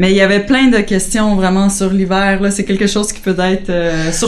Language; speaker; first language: French; native; French